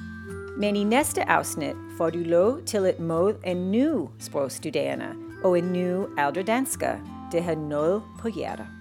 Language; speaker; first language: Danish; non-native, learner; English